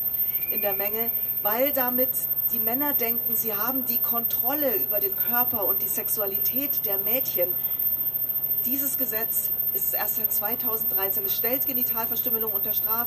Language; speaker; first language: German; native; German